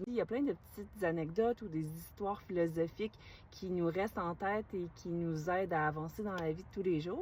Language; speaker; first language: French; native; French